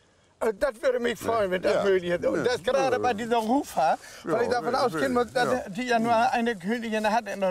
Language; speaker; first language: German; native; German